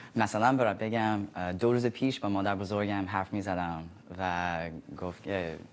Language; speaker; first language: Persian; non-native, learner; English